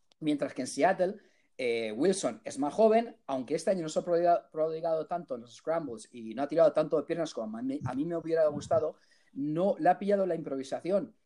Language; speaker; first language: Spanish; early bilingual, heritage; Spanish